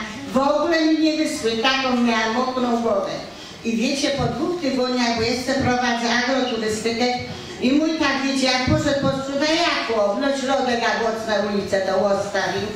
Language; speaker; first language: Polish; native; Polish